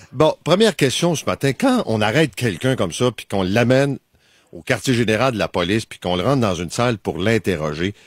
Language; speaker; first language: French; native; French